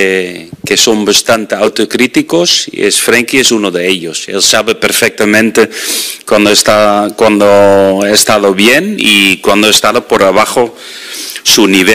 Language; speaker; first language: Spanish; non-native, fluent; Dutch